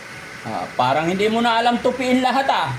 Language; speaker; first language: Filipino; native; Filipino